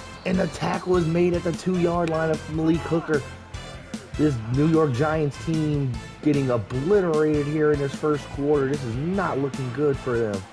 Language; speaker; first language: English; native; English